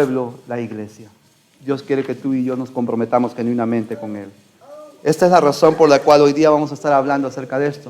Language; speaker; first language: Spanish; native; Spanish